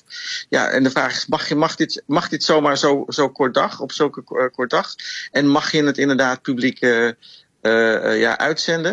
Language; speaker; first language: Dutch; native; Dutch